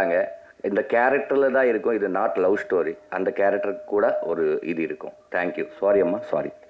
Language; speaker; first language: Tamil; non-native, learner; Telugu